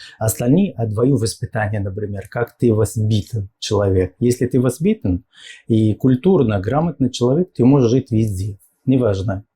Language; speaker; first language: Russian; non-native, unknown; Arabic